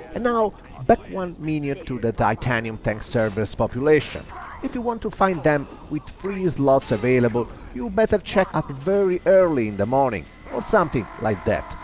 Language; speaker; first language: English; non-native, fluent; Italian